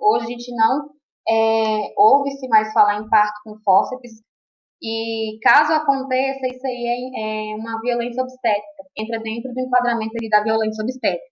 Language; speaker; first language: Portuguese; native; Portuguese